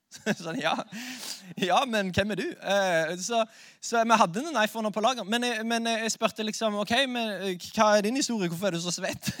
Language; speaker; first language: Norwegian; native; Norwegian